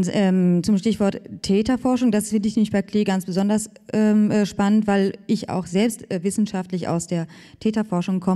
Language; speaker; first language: German; native; German